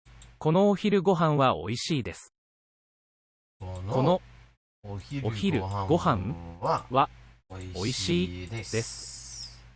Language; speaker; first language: Japanese; non-native, learner; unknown